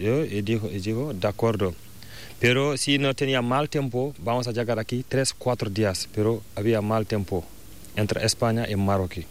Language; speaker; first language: Spanish; non-native, learner; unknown